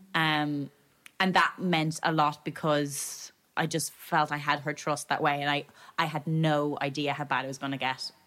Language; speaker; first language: English; native; English